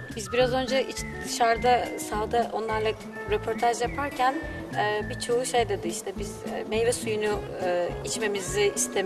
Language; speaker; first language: Turkish; native; Turkish